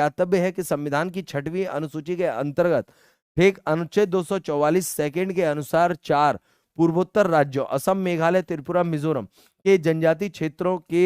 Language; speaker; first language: Hindi; native; Hindi